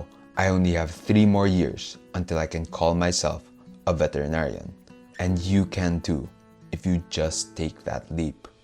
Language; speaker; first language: English; non-native, local second language; Filipino